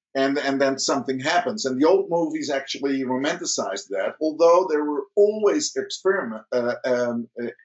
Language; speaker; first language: English; early bilingual, other home language; Dutch